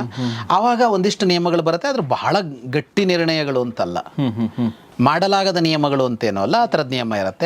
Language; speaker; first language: Kannada; native; Kannada